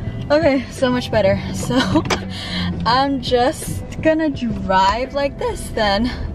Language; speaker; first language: English; early bilingual, other home language; Korean